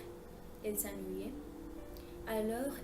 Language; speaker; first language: French; non-native, learner; Spanish